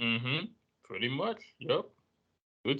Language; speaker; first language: English; native; English